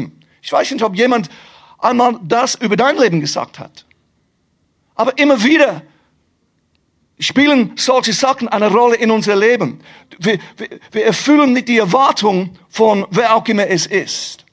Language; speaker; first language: German; non-native, fluent; English